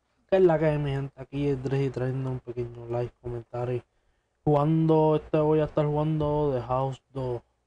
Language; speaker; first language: Spanish; native; Spanish